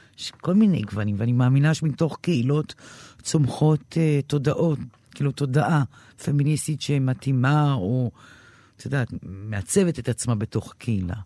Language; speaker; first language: Hebrew; native; Hebrew